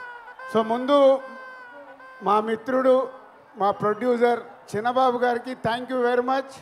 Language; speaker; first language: Telugu; native; Telugu